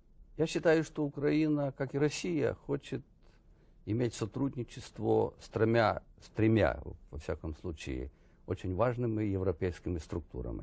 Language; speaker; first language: Russian; non-native, local second language; Ukrainian